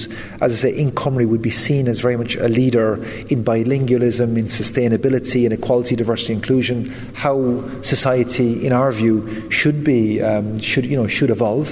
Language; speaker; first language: English; native; English